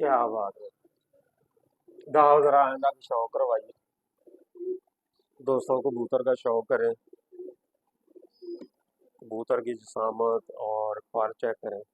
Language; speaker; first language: Hindi; non-native, local second language; Punjabi